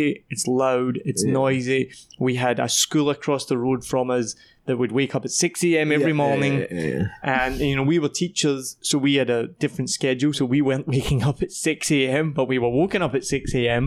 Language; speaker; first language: English; native; English